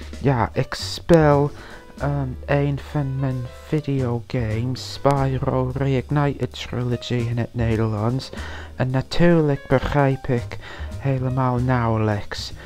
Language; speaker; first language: Dutch; non-native, learner; English